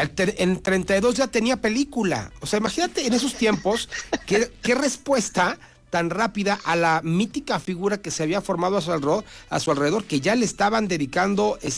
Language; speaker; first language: Spanish; native; Spanish